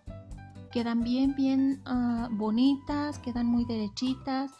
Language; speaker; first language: Spanish; native; Spanish